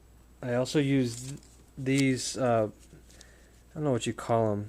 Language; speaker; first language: English; native; English